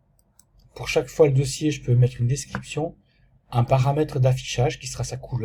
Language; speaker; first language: French; native; French